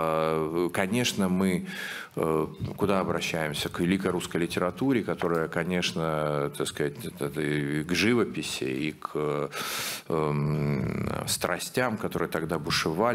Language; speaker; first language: Russian; native; Russian